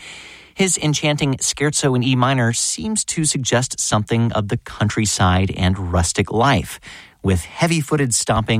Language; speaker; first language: English; native; English